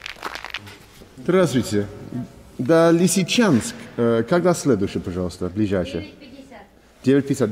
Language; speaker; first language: Russian; non-native, learner; English